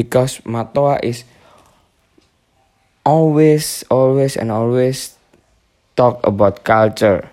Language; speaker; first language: English; non-native, learner; Indonesian